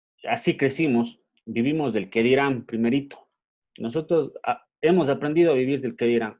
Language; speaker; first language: Spanish; native; Spanish